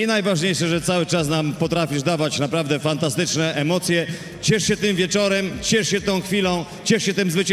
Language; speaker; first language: Polish; native; Polish